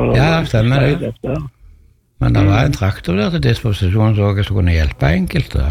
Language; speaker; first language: Norwegian; native; Norwegian